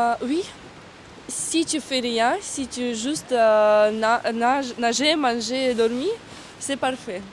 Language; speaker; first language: French; non-native, learner; Russian